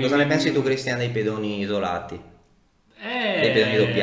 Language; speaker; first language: Italian; native; Italian